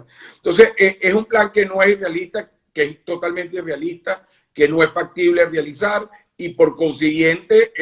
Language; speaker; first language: Spanish; native; Spanish